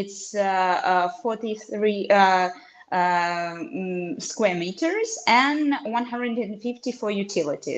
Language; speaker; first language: English; non-native, fluent; Russian